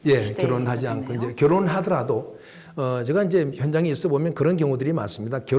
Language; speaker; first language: Korean; native; Korean